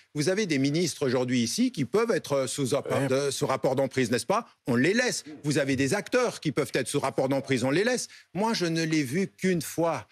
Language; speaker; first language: French; early bilingual, other home language; Arabic